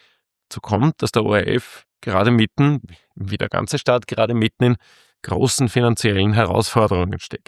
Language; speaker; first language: German; native; German